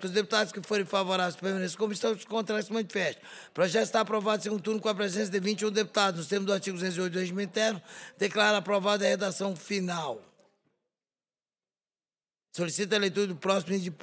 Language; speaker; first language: Portuguese; native; Portuguese